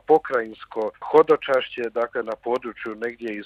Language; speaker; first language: Croatian; native; Croatian